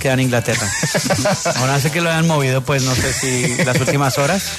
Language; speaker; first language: Spanish; native; Spanish